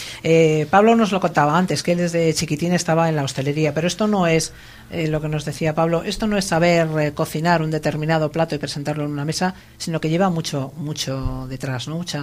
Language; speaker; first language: Spanish; native; Spanish